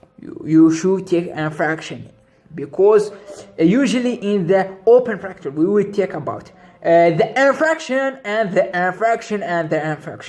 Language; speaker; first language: English; non-native, local second language; Arabic